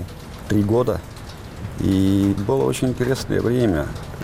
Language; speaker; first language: Russian; non-native, fluent; Estonian